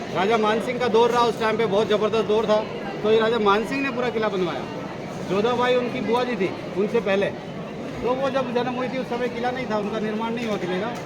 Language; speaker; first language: Hindi; native; Hindi